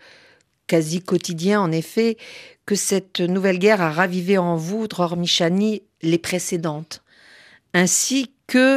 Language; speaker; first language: French; native; French